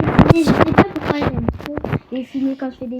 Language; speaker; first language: French; native; French